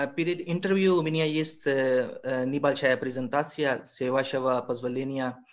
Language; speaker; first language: Russian; non-native, fluent; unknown